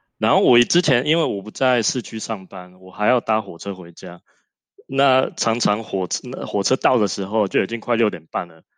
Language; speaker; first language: Chinese; native; Chinese